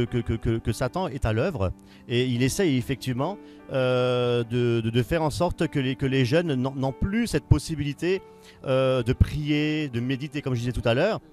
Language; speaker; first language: French; native; French